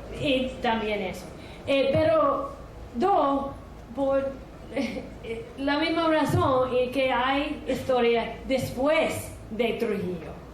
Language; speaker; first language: Spanish; non-native, fluent; English